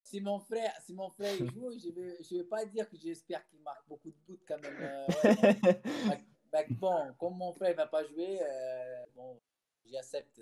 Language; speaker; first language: French; non-native, fluent; Portuguese